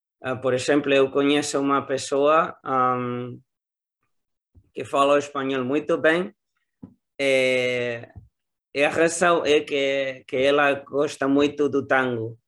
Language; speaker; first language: Spanish; non-native, fluent; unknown